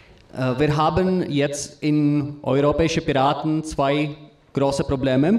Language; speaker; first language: German; non-native, learner; Czech